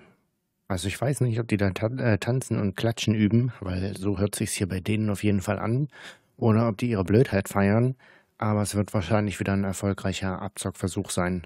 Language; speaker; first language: German; native; German